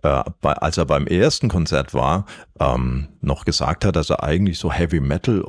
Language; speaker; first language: German; native; German